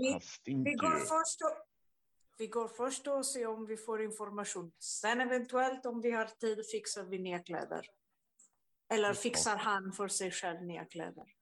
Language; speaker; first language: Swedish; non-native, fluent; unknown